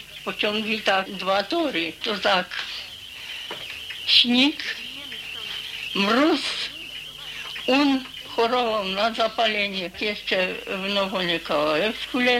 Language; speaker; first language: Polish; early bilingual, heritage; Polish